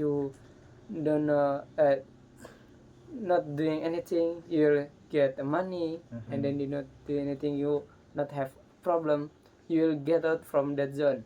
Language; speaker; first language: English; non-native, learner; Indonesian